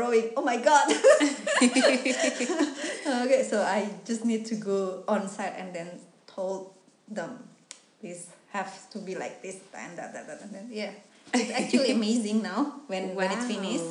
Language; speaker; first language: English; non-native, fluent; Indonesian